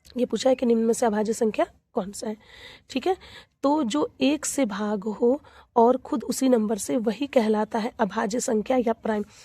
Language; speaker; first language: Hindi; native; Hindi